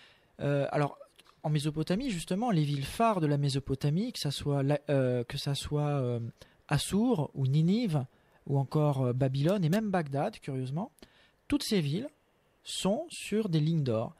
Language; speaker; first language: French; native; French